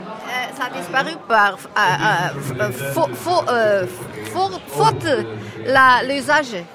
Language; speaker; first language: French; non-native, learner; Portuguese